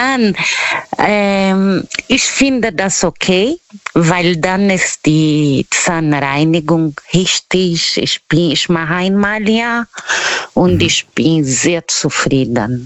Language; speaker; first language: German; non-native, learner; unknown